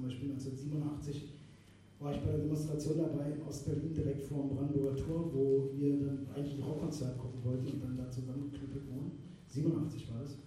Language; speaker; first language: German; native; German